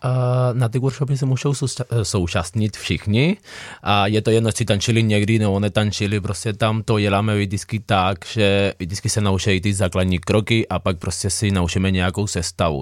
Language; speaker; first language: Czech; non-native, fluent; Spanish